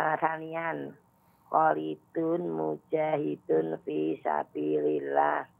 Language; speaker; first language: Arabic; non-native, learner; Indonesian